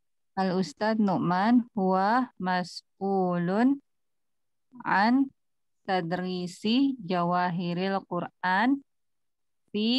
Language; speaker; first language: Arabic; non-native, learner; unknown